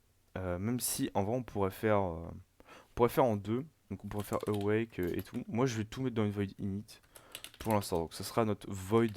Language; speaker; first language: French; native; French